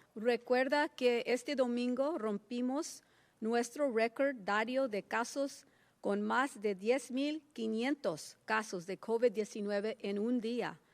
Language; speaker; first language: Spanish; early bilingual, heritage; Spanish